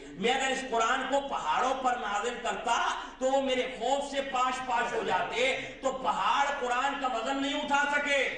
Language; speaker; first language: Urdu; non-native, local second language; Pashto